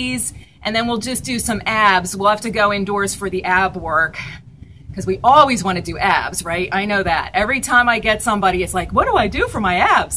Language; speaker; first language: English; native; English